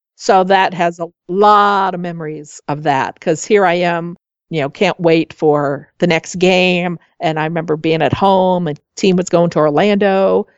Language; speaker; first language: English; native; English